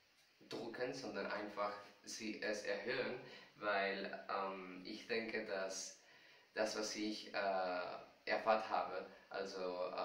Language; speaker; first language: German; non-native, fluent; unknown